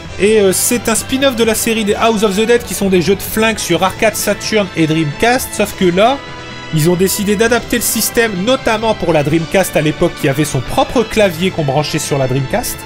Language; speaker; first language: French; native; French